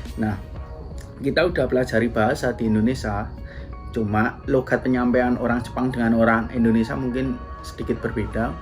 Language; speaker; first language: Indonesian; non-native, local second language; Javanese